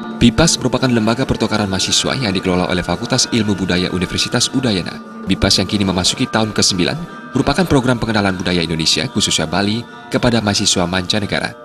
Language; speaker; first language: Indonesian; native; Indonesian